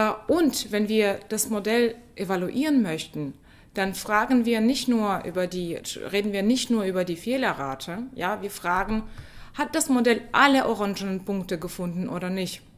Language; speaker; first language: German; non-native, fluent; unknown